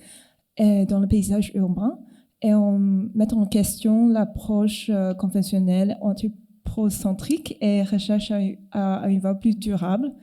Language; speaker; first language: French; non-native, fluent; Cantonese